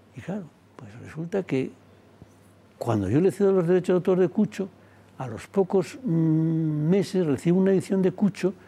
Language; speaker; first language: Spanish; native; Spanish